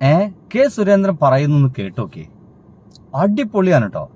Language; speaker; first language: Malayalam; native; Malayalam